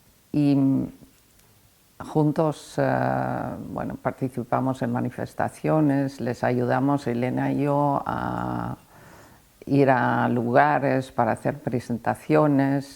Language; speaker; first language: Spanish; non-native, fluent; Dutch